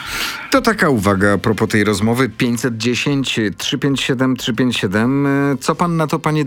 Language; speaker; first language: Polish; native; Polish